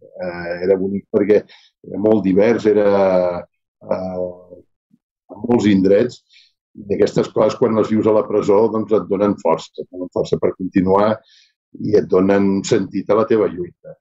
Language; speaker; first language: Catalan; native; Catalan